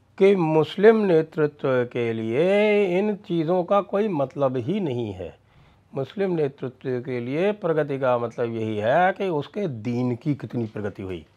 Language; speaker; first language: Hindi; native; Hindi